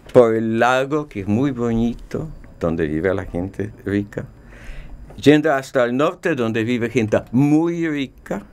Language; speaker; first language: Spanish; non-native, fluent; Polish